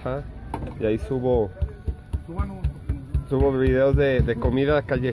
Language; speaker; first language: Spanish; native; Spanish